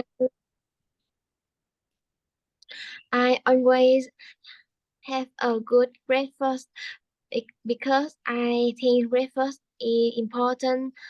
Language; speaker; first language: English; non-native, learner; Vietnamese